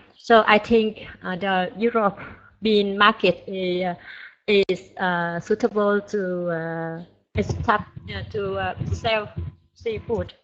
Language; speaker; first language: English; non-native, learner; Vietnamese